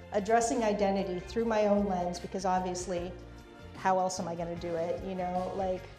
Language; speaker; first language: English; native; English